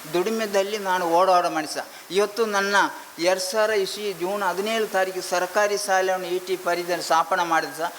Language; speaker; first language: Kannada; non-native, local second language; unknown